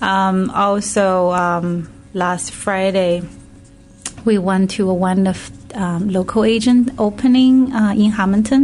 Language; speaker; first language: English; non-native, learner; Chinese